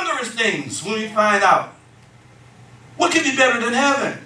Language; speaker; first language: English; native; English